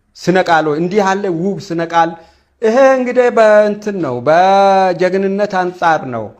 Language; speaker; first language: Amharic; non-native, local second language; Wolaytta